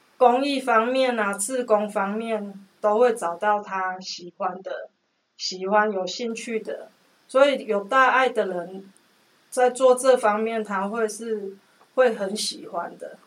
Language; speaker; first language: Chinese; non-native, local second language; Min Nan Chinese